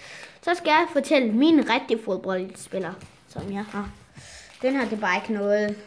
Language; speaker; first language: Danish; early bilingual, other home language; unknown